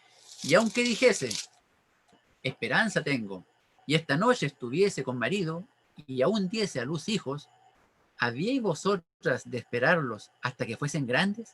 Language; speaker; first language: Spanish; native; Spanish